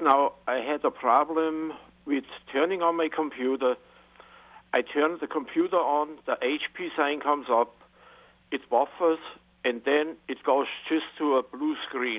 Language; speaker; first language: English; non-native, fluent; German